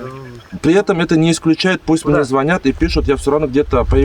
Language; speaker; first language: Russian; native; Russian